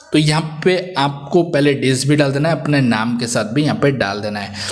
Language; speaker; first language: Hindi; native; Hindi